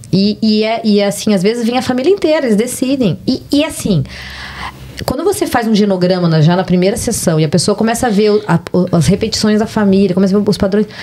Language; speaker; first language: Portuguese; native; Portuguese